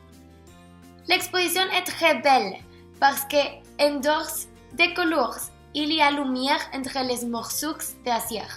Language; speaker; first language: French; non-native, learner; Spanish